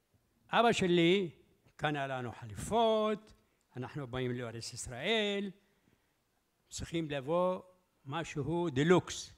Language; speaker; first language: Hebrew; early bilingual, other home language; Arabic